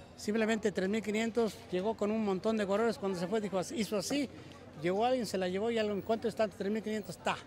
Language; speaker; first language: Spanish; native; Spanish